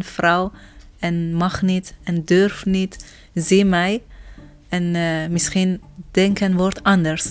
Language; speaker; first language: Dutch; non-native, learner; Persian